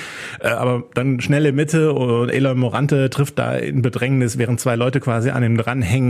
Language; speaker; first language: German; native; German